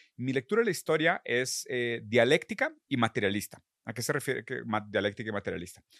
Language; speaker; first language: Spanish; early bilingual, other home language; Portuguese